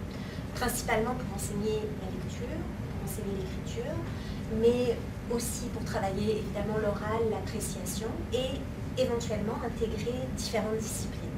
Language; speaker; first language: French; native; French